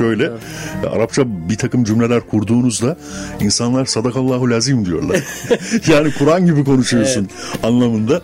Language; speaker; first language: Turkish; native; Turkish